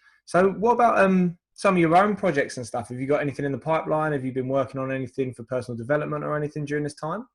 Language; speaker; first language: English; native; English